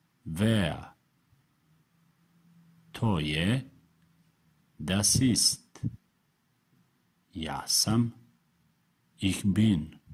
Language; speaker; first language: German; non-native, fluent; Serbian